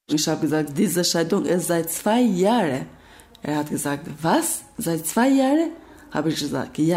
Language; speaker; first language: German; non-native, learner; Albanian